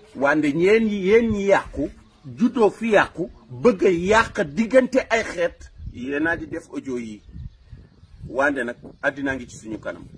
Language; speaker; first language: Wolof; non-native, local second language; Fula